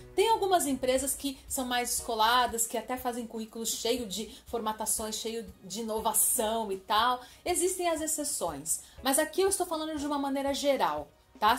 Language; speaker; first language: Portuguese; native; Portuguese